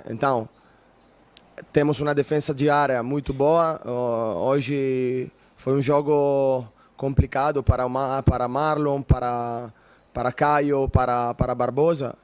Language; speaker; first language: Portuguese; non-native, fluent; Italian